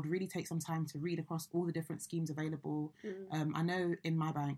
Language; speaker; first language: English; native; English